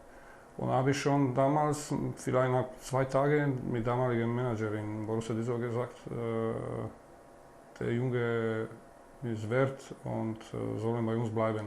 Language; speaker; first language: German; non-native, fluent; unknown